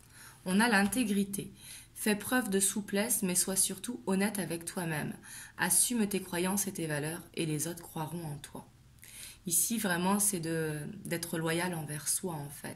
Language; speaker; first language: French; native; French